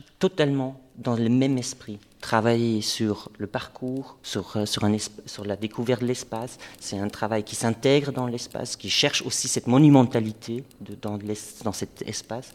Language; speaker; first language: French; non-native, fluent; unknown